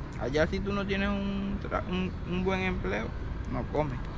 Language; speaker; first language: Spanish; native; Spanish